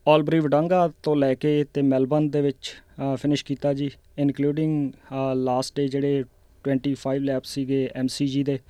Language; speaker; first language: Punjabi; native; Punjabi